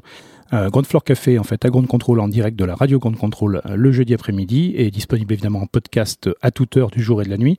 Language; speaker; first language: French; native; French